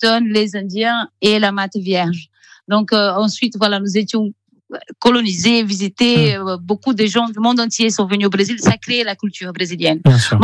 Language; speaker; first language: French; non-native, fluent; Portuguese